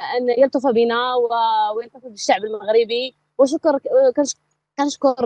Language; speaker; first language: Arabic; native; Arabic